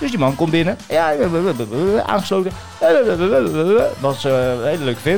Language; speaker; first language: Dutch; native; Dutch